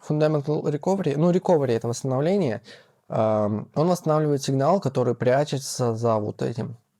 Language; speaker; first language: Russian; native; Russian